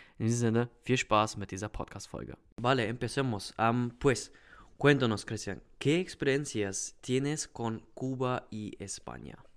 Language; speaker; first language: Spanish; non-native, fluent; German